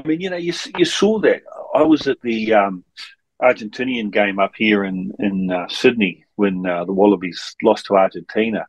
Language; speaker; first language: English; native; English